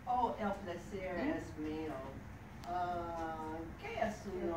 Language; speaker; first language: Spanish; non-native, learner; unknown